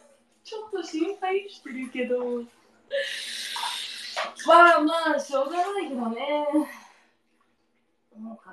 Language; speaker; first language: Japanese; non-native, learner; English